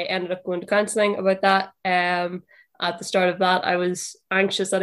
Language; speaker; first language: English; native; English